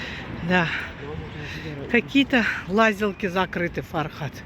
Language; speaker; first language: Russian; non-native, fluent; Azerbaijani